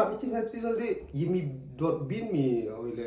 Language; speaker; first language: Turkish; non-native, learner; Indonesian